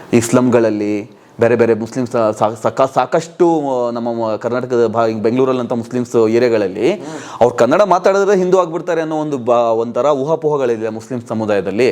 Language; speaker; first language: Kannada; non-native, local second language; Urdu